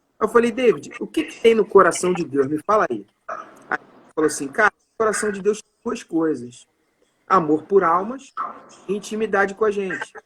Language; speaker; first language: Portuguese; native; Portuguese